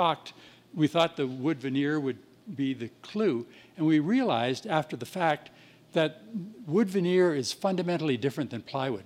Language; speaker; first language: English; native; English